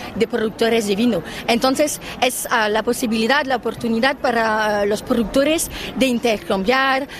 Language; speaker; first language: Spanish; non-native, fluent; French